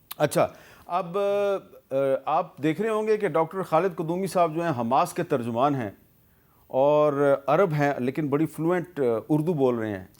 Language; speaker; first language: Urdu; native; Urdu